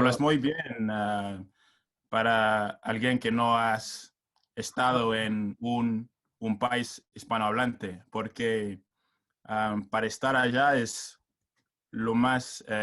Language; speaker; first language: Spanish; non-native, learner; English